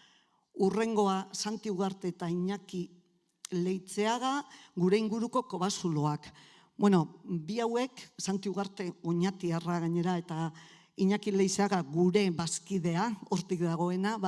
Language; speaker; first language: Basque; native; Basque